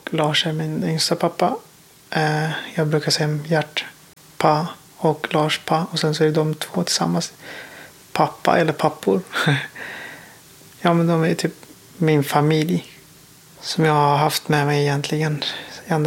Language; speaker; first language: Swedish; non-native, fluent; Persian